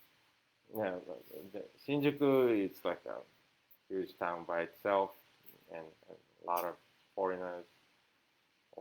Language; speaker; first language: English; non-native, fluent; Japanese